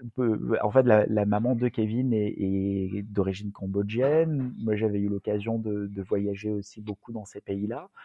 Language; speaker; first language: French; native; French